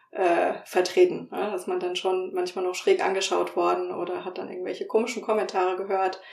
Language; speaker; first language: German; native; German